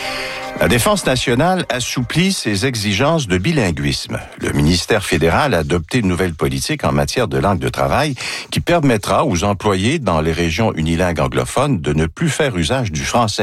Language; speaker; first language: French; native; French